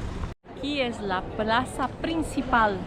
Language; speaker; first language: Spanish; non-native, fluent; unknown